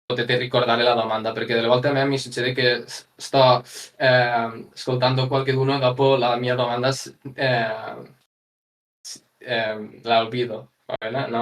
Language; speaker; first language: Italian; non-native, learner; Spanish